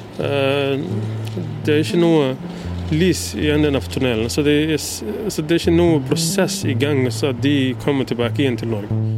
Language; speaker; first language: Norwegian; early bilingual, other home language; Somali